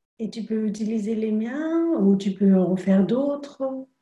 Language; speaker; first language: French; non-native, fluent; German